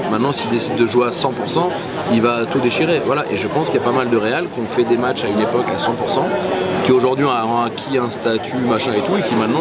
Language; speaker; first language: French; native; French